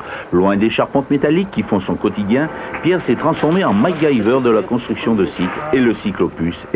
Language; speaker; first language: French; native; French